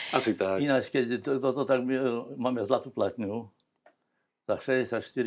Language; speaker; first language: Slovak; non-native, local second language; Rusyn